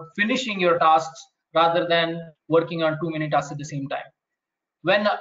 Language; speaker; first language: English; non-native, local second language; Marathi